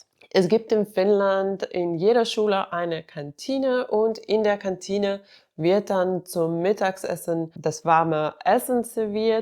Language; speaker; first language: German; non-native, fluent; Finnish